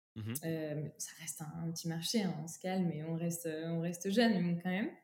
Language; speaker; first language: French; native; French